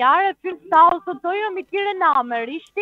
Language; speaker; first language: German; non-native, learner; Italian